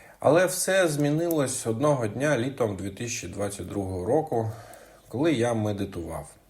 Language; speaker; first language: Ukrainian; non-native, local second language; Russian